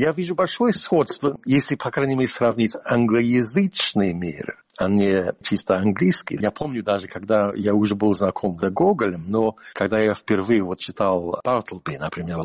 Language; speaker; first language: Russian; non-native, fluent; English